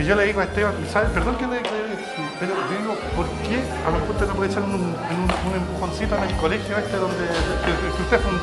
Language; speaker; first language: Spanish; native; Spanish